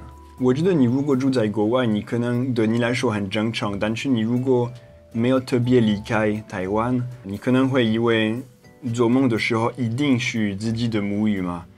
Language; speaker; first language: Chinese; non-native, fluent; French